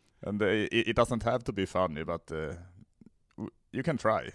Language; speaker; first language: English; non-native, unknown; Swedish